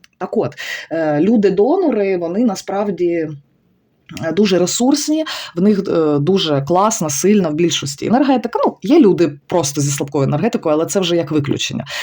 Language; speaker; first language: Ukrainian; non-native, local second language; Russian